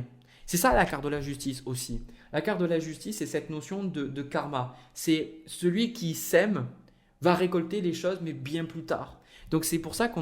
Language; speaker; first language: French; native; French